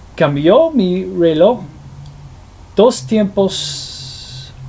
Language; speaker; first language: Spanish; non-native, learner; English